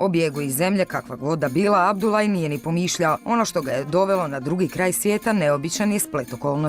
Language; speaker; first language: Croatian; native; Croatian